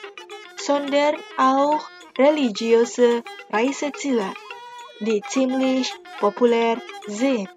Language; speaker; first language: German; non-native, fluent; Indonesian